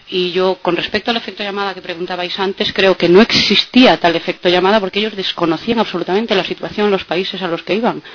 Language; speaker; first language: Spanish; native; Spanish